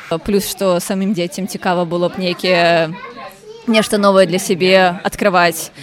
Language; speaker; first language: Belarusian; native; Belarusian